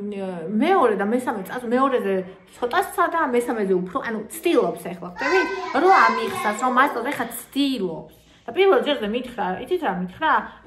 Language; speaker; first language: Georgian; native; Georgian